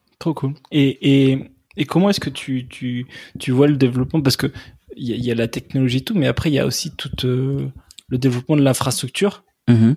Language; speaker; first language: French; native; French